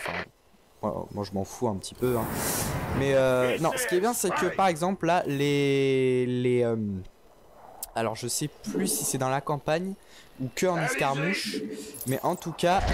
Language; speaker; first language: French; native; French